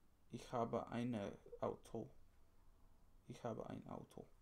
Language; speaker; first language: German; non-native, learner; English